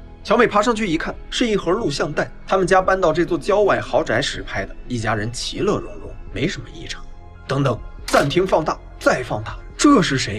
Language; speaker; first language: Chinese; native; Chinese